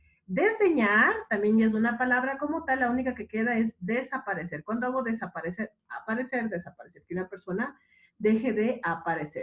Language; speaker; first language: Spanish; native; Spanish